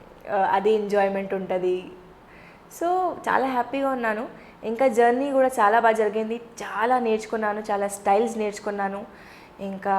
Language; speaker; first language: Telugu; non-native, fluent; Hindi